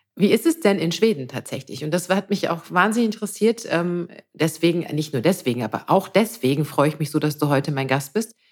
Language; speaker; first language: German; native; German